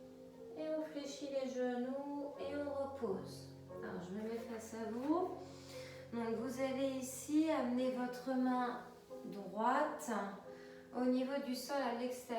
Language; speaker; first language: French; native; French